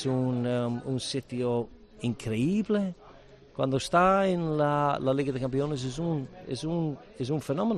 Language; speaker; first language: Spanish; non-native, learner; English